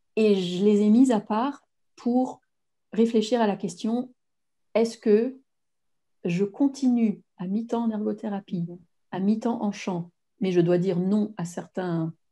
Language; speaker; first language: French; native; French